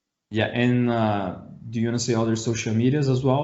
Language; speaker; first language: English; non-native, learner; Portuguese